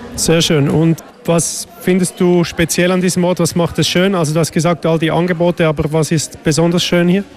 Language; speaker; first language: German; native; German